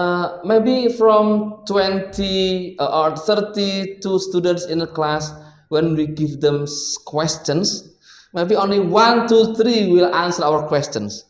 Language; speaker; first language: English; non-native, learner; Indonesian